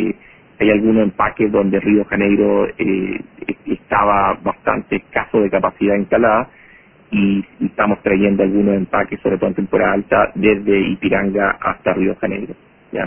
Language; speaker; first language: Spanish; native; Spanish